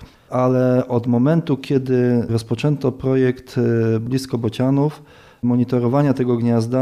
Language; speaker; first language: Polish; native; Polish